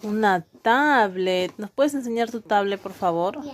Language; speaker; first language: Spanish; native; Spanish